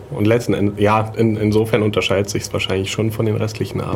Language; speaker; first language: German; native; German